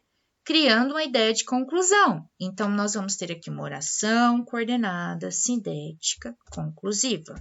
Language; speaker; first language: Portuguese; native; Portuguese